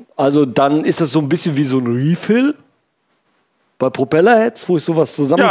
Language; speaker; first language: German; native; German